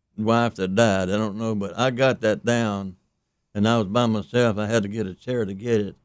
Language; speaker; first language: English; native; English